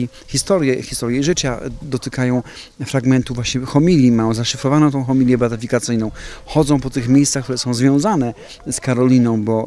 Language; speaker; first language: Polish; native; Polish